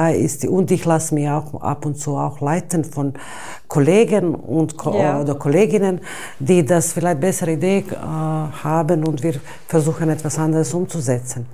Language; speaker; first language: German; non-native, fluent; Bosnian